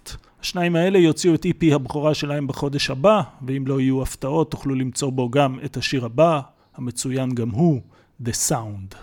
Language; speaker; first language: Hebrew; native; Hebrew